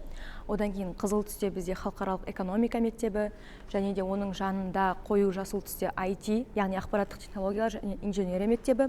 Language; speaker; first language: Kazakh; native; Kazakh